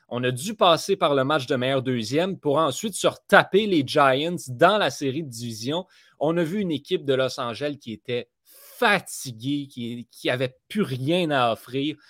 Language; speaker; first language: French; native; French